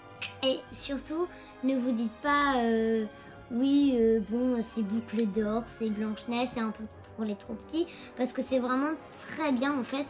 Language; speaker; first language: French; native; French